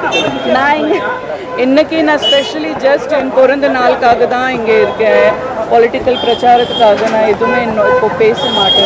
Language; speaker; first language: Tamil; non-native, fluent; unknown